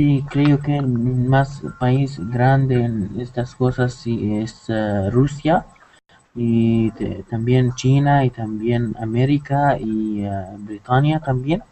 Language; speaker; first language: Spanish; non-native, learner; Arabic